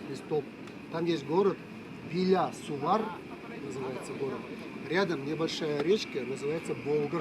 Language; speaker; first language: Russian; non-native, local second language; Chuvash